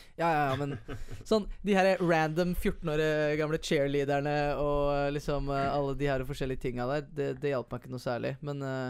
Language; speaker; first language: Norwegian; early bilingual, other home language; English